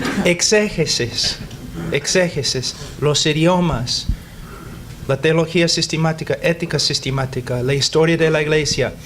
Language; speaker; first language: Spanish; non-native, fluent; English